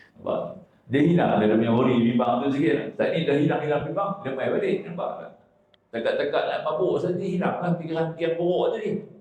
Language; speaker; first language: Malay; native; Malay